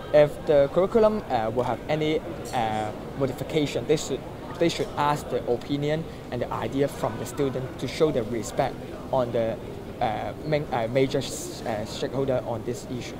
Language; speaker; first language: English; non-native, local second language; Cantonese